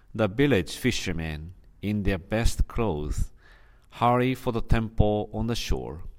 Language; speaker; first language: English; non-native, fluent; Japanese